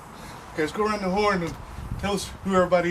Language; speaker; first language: English; native; English